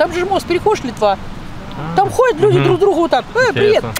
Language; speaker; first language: Russian; native; Russian